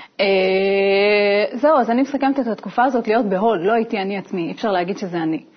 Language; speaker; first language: Hebrew; native; Hebrew